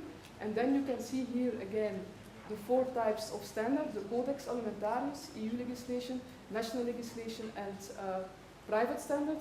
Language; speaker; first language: English; non-native, fluent; Dutch